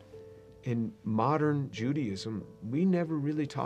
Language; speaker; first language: English; native; English